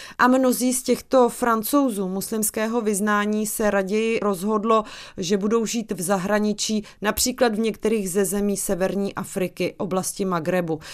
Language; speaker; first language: Czech; native; Czech